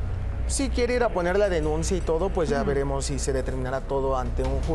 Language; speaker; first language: Spanish; native; Spanish